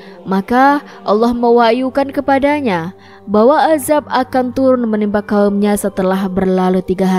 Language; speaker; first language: Indonesian; native; Indonesian